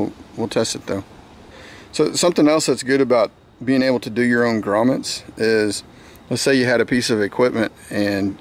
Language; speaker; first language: English; native; English